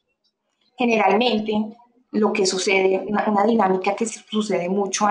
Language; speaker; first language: Spanish; native; Spanish